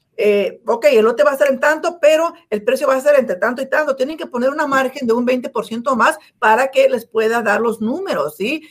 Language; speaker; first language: Spanish; early bilingual, heritage; Spanish